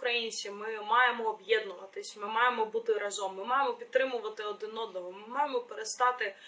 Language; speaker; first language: Ukrainian; non-native, local second language; Russian